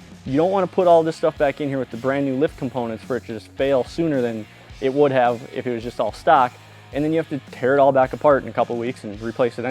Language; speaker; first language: English; native; English